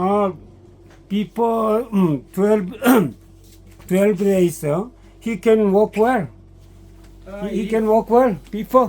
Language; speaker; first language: English; non-native, learner; Korean